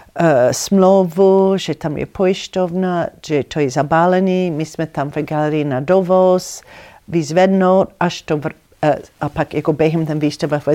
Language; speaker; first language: Czech; non-native, fluent; English